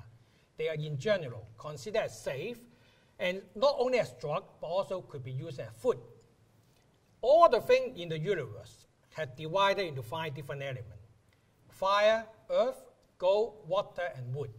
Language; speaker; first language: English; non-native, local second language; Cantonese